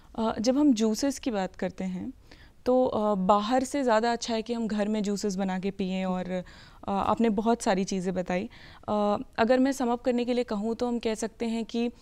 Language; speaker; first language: Hindi; native; Hindi